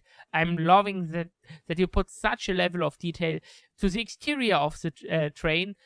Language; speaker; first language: English; non-native, fluent; German